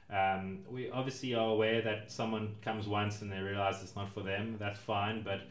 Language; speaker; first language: English; native; English